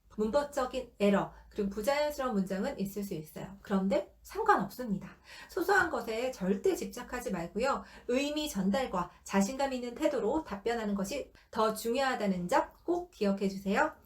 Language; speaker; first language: Korean; native; Korean